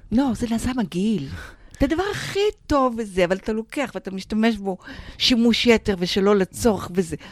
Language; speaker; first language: Hebrew; non-native, fluent; English